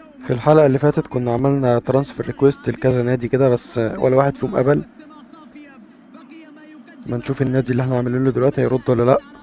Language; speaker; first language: Arabic; native; Arabic